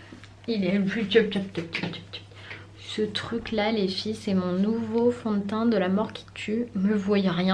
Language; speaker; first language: French; native; French